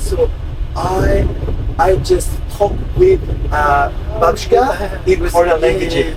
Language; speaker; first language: English; non-native, learner; Korean